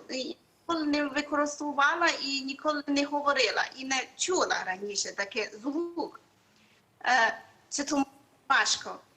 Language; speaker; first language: Ukrainian; non-native, learner; Chinese